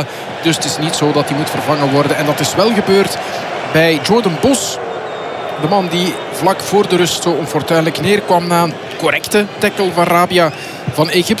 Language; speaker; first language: Dutch; native; Dutch